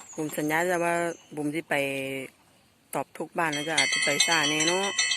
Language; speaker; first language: Thai; native; Thai